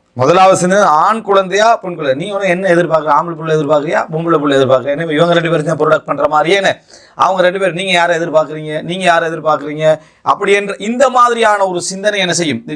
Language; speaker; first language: Tamil; native; Tamil